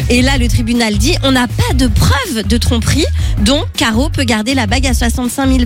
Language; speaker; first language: French; native; French